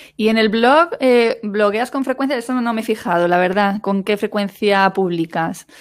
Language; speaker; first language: Spanish; native; Spanish